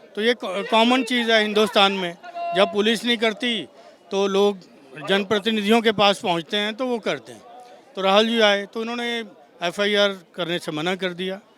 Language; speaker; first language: Hindi; native; Hindi